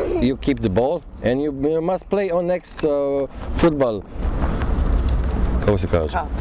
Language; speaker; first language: English; non-native, learner; Croatian